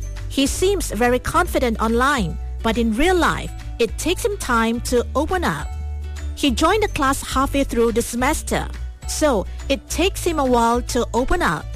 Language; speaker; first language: English; non-native, local second language; Chinese